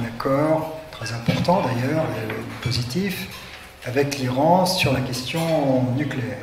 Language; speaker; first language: French; native; French